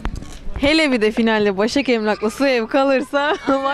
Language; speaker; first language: Turkish; native; Turkish